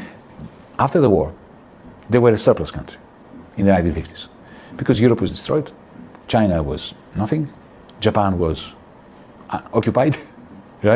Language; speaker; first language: English; non-native, fluent; Greek